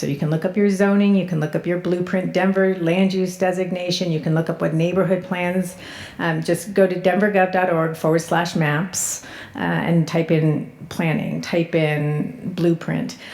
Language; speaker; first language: English; native; English